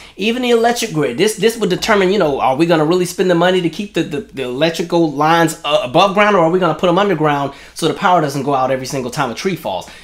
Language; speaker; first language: English; native; English